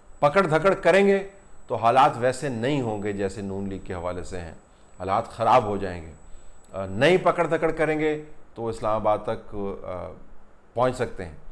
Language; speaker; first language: Urdu; native; Urdu